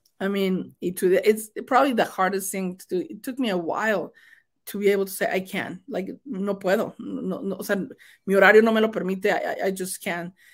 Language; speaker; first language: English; non-native, fluent; Spanish